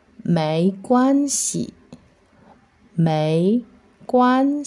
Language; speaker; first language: Chinese; non-native, fluent; Indonesian